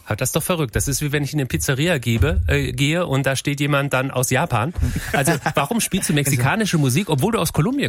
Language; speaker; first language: German; native; German